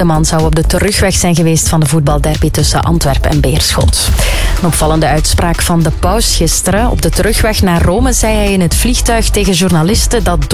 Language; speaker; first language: Dutch; native; Dutch